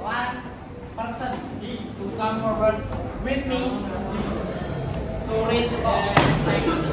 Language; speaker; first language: English; non-native, learner; Indonesian